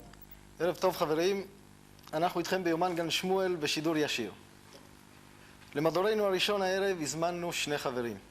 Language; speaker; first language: Hebrew; native; Hebrew